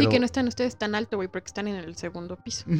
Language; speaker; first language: Spanish; native; Spanish